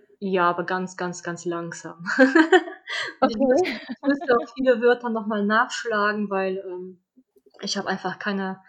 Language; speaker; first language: German; early bilingual, other home language; Polish